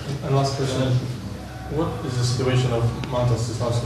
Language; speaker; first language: English; non-native, fluent; Polish